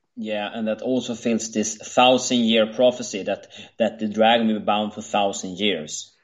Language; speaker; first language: English; non-native, fluent; Swedish